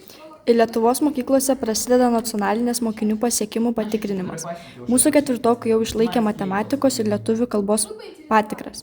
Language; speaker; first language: Lithuanian; non-native, local second language; Russian